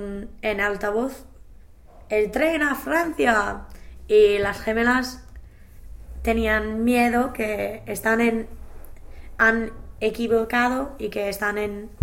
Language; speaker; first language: Spanish; non-native, learner; English